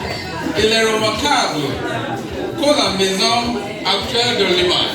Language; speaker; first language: French; non-native, learner; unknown